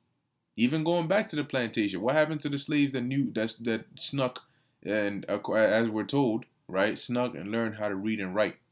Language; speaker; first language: English; native; English